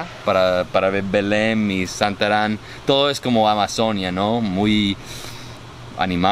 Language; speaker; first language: Spanish; early bilingual, heritage; Spanish